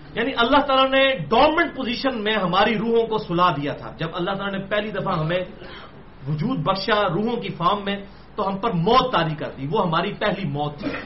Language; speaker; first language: Urdu; non-native, local second language; Punjabi